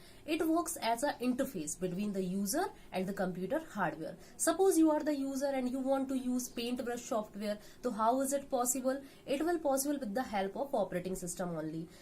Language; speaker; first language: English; non-native, local second language; Hindi